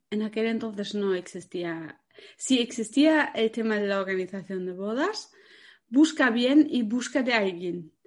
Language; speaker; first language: Spanish; non-native, fluent; German